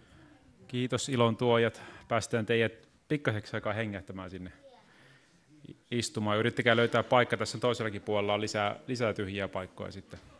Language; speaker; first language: Finnish; native; Finnish